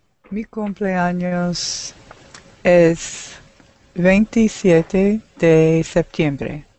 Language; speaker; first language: Spanish; non-native, learner; English